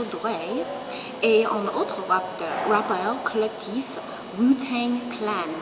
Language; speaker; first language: French; non-native, learner; English